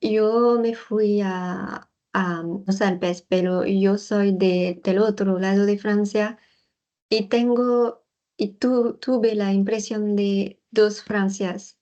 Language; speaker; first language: Spanish; non-native, fluent; French